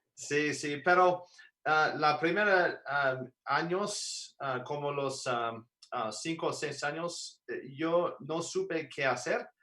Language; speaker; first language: Spanish; non-native, learner; English